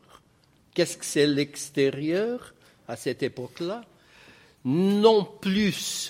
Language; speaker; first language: French; non-native, fluent; Portuguese